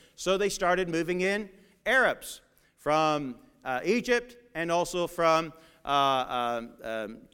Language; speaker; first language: English; native; English